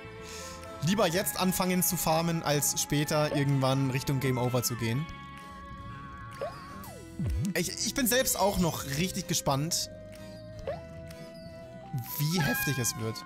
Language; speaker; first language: German; native; German